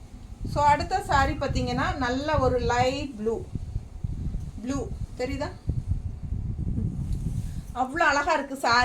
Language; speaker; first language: Tamil; native; Tamil